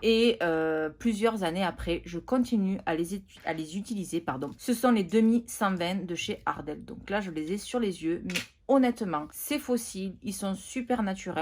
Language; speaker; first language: French; native; French